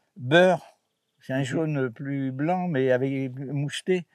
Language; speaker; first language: French; native; French